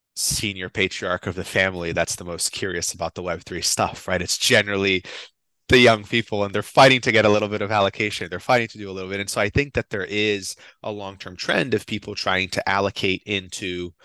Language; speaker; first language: English; non-native, fluent; Portuguese